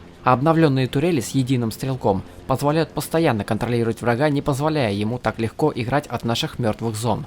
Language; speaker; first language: Russian; native; Russian